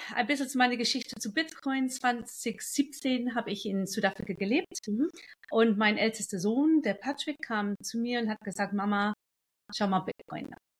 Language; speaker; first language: German; non-native, fluent; English